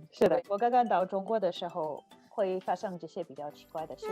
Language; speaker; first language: Chinese; non-native, fluent; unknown